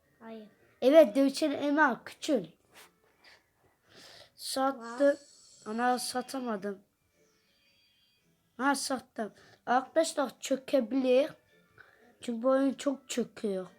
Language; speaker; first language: Turkish; early bilingual, heritage; Dutch